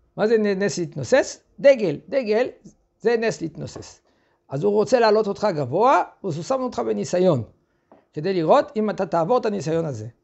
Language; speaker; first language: Hebrew; non-native, fluent; French